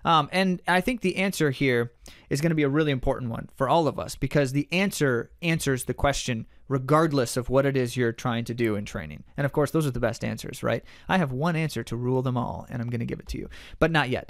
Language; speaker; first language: English; native; English